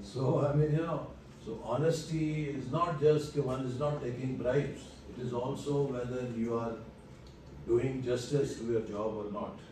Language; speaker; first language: English; non-native, local second language; Urdu